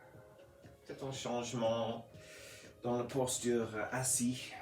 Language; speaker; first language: French; non-native, fluent; English